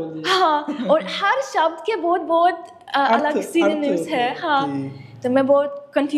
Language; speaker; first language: Hindi; non-native, fluent; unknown